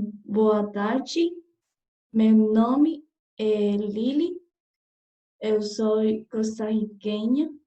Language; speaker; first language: Portuguese; non-native, learner; Spanish